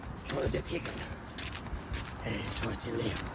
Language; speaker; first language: Russian; non-native, learner; Turkmen